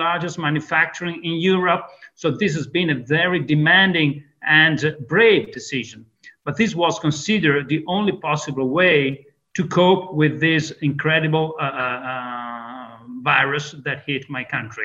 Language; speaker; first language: English; non-native, fluent; Italian